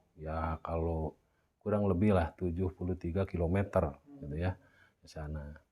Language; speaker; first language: Indonesian; non-native, local second language; Sundanese